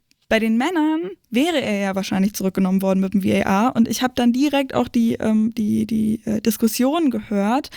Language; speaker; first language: German; native; German